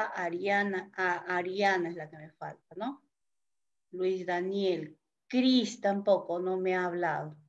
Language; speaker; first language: Spanish; native; Spanish